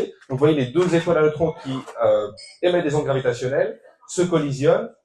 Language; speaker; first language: French; native; French